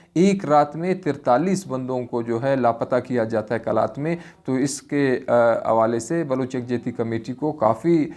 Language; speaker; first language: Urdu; non-native, local second language; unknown